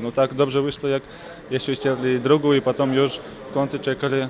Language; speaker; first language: Polish; non-native, learner; Slovak